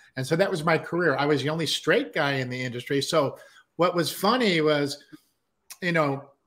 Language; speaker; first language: English; native; English